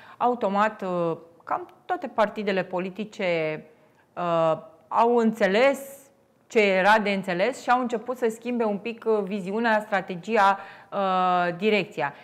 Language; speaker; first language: Romanian; native; Romanian